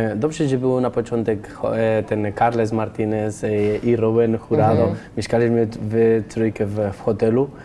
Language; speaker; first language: Polish; non-native, fluent; Spanish